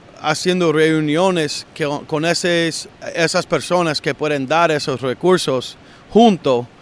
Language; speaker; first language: Spanish; non-native, learner; English